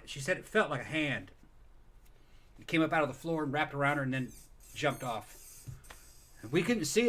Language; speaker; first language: English; native; English